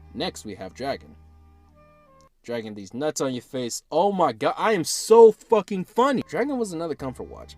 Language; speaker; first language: English; native; English